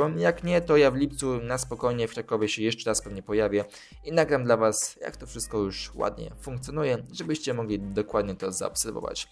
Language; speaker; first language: Polish; native; Polish